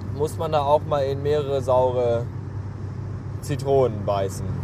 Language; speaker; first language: German; native; German